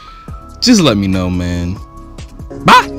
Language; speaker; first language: English; native; English